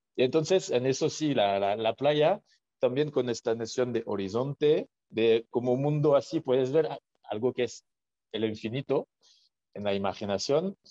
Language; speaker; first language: Spanish; non-native, fluent; French